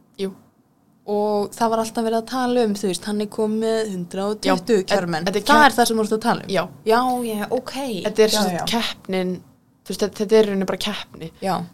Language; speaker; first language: Icelandic; early bilingual, heritage; Icelandic